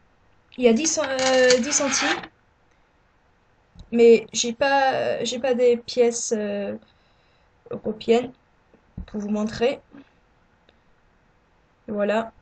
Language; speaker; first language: French; non-native, learner; English